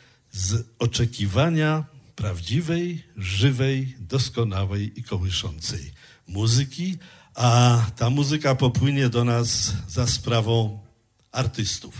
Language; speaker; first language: Polish; native; Polish